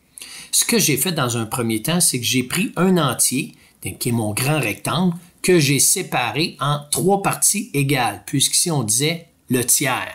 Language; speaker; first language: French; native; French